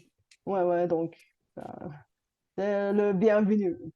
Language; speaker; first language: French; non-native, fluent; Bulgarian